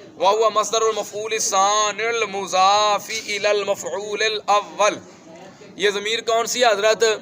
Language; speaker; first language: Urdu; non-native, local second language; Punjabi